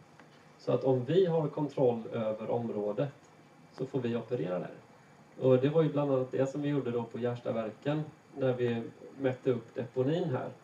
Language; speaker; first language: Swedish; native; Swedish